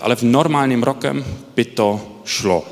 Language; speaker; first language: Czech; early bilingual, heritage; Czech